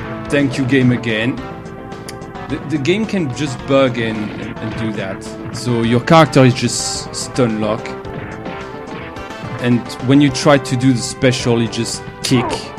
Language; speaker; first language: English; non-native, fluent; French